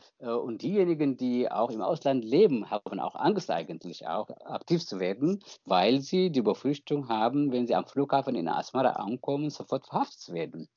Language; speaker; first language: German; non-native, fluent; Tigrinya